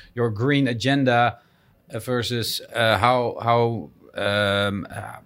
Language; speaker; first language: English; non-native, fluent; Dutch